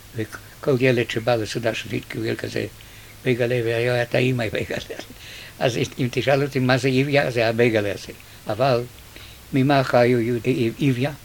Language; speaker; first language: Hebrew; early bilingual, other home language; Yiddish